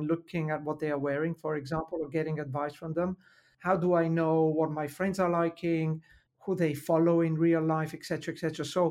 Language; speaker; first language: English; non-native, fluent; Italian